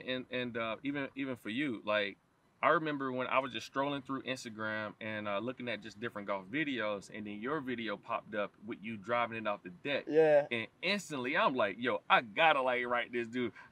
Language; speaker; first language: English; native; English